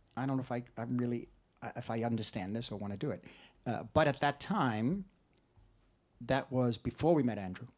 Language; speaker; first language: English; native; English